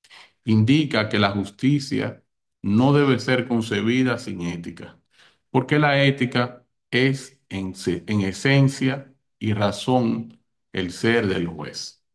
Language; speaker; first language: Spanish; native; Spanish